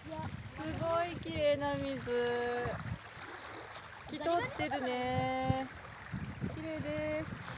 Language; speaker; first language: Japanese; native; Japanese